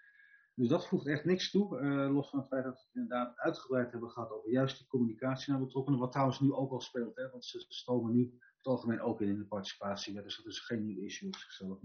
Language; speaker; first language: Dutch; native; Dutch